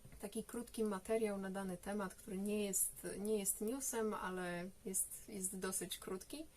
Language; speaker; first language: Polish; native; Polish